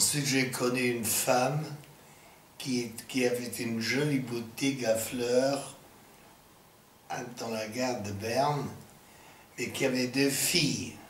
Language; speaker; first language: French; non-native, fluent; English